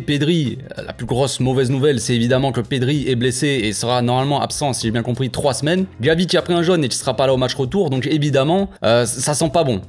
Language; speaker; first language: French; native; French